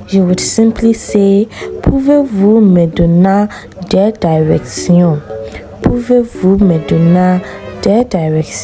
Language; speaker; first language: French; non-native, learner; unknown